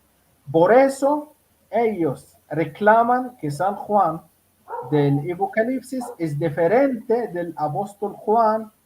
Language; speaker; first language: Spanish; non-native, fluent; Arabic